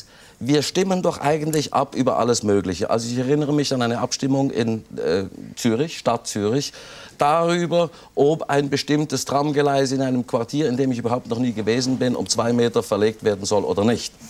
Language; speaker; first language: German; native; German